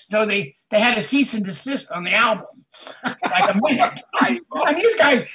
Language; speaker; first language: English; native; English